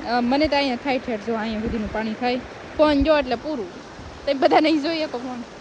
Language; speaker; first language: Gujarati; native; Gujarati